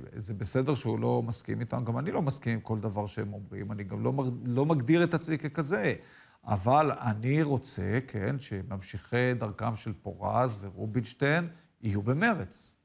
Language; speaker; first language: Hebrew; native; Hebrew